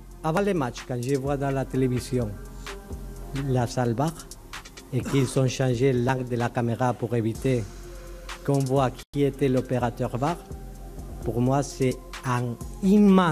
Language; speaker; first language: French; native; French